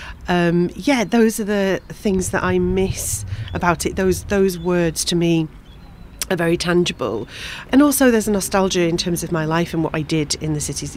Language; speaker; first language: English; native; English